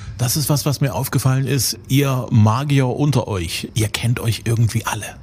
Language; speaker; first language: German; native; German